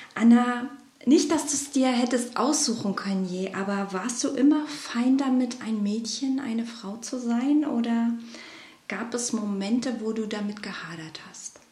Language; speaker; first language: German; native; German